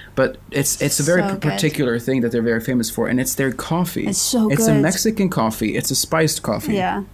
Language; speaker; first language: English; non-native, fluent; Swedish